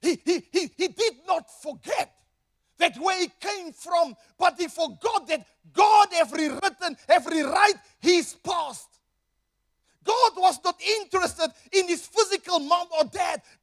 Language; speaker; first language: English; non-native, local second language; Afrikaans